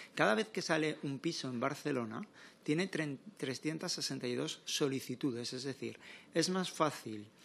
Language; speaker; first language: Spanish; native; Spanish